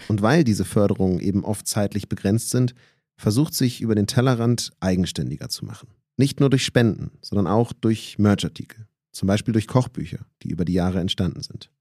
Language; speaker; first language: German; native; German